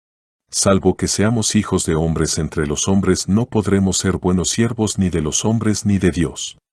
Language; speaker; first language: Spanish; native; Spanish